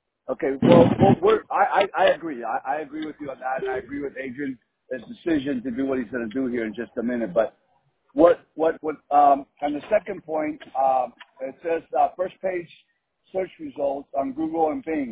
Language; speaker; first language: English; early bilingual, other home language; Spanish